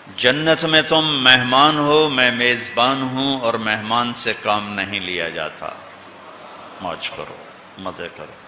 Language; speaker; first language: Urdu; non-native, local second language; Punjabi